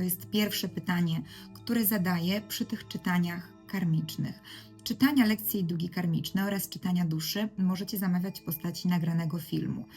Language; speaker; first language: Polish; native; Polish